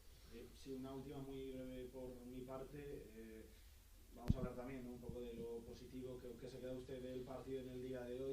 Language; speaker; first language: Spanish; native; Spanish